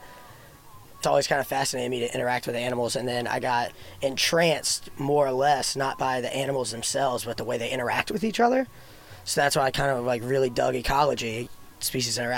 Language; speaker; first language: English; native; English